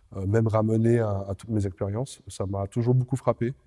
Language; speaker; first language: French; native; French